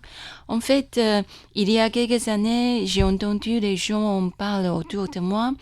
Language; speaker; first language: French; non-native, fluent; Chinese